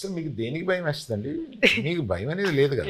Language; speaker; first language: Telugu; native; Telugu